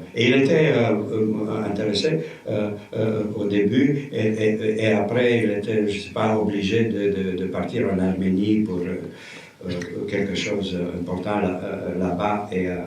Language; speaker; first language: French; non-native, fluent; Romanian